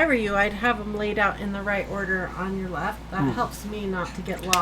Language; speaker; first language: English; native; English